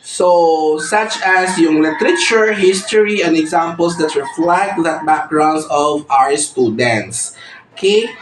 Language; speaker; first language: English; non-native, local second language; Filipino